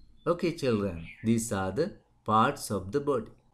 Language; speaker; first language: English; non-native, local second language; Sinhala